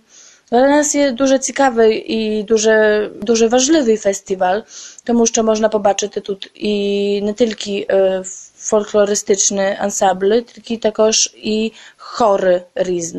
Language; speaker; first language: Ukrainian; early bilingual, heritage; Ukrainian